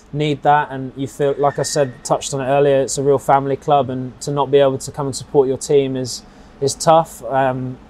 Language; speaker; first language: English; native; English